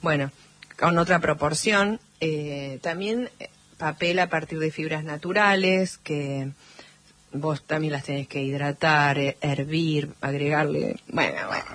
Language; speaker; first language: Spanish; native; Spanish